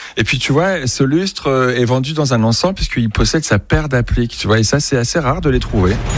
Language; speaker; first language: French; native; French